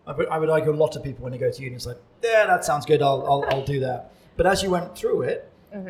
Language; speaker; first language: English; native; English